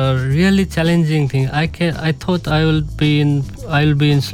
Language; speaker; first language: English; non-native, local second language; Nepali